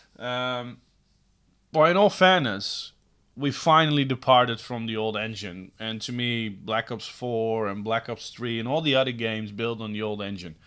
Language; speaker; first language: English; non-native, fluent; Dutch